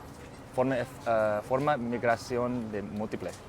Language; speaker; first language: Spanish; non-native, learner; English